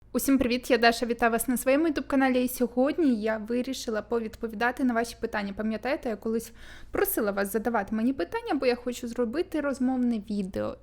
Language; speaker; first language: Ukrainian; non-native, local second language; Russian